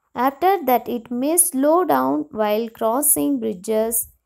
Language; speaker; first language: English; non-native, local second language; Tamil